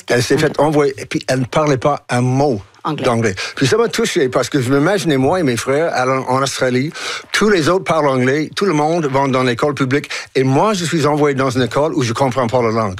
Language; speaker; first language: French; non-native, local second language; English